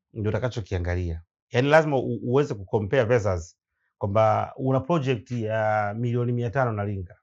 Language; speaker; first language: Swahili; native; Swahili